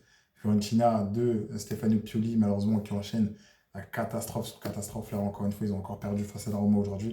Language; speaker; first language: French; native; French